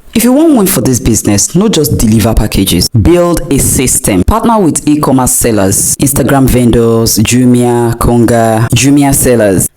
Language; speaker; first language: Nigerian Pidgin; non-native, local second language; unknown